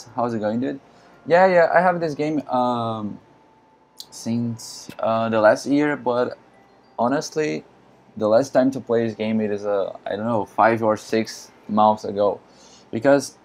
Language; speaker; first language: English; non-native, learner; Portuguese